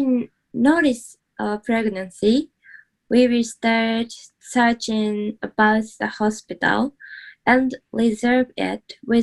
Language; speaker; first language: English; non-native, learner; Japanese